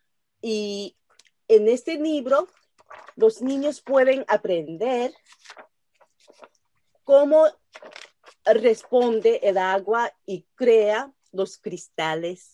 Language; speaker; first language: Spanish; non-native, learner; Japanese